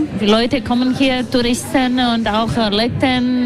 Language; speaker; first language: German; non-native, fluent; Latvian